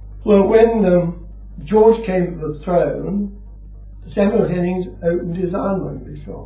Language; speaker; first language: English; native; English